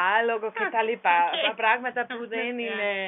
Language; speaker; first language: Greek; non-native, learner; German